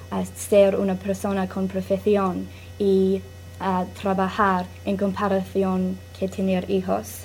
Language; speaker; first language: Spanish; non-native, learner; English